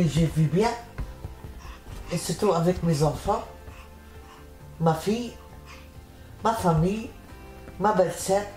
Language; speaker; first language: French; non-native, learner; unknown